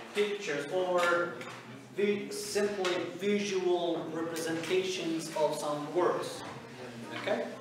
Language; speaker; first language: English; non-native, fluent; Turkish